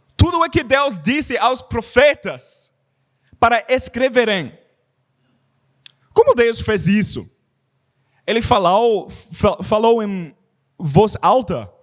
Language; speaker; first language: Portuguese; non-native, learner; English